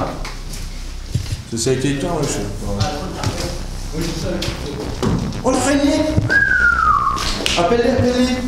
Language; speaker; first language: French; native; French